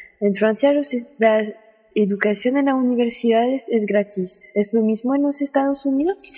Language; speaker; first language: Spanish; non-native, learner; French